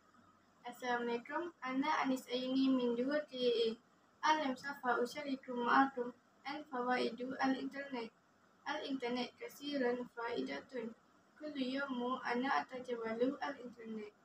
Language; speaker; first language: Arabic; non-native, learner; Malay